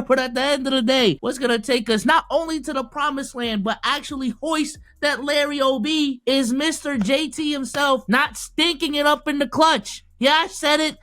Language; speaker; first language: English; native; English